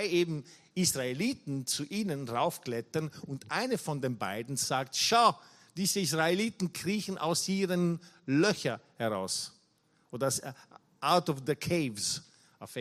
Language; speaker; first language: German; non-native, fluent; Italian